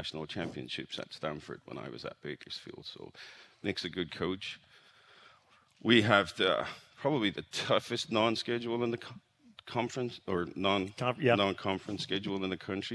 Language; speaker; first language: English; native; English